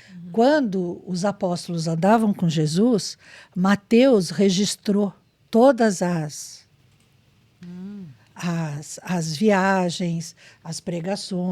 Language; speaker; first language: Portuguese; native; Portuguese